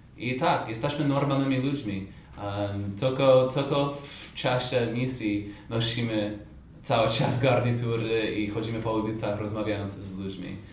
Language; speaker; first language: Polish; non-native, fluent; English